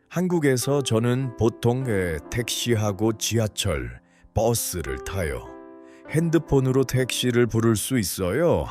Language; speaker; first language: Korean; non-native, learner; Uzbek